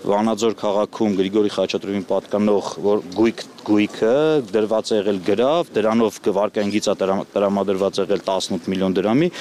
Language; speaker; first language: Armenian; native; Armenian